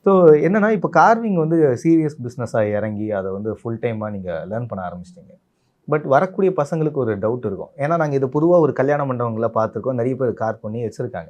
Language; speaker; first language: Tamil; native; Tamil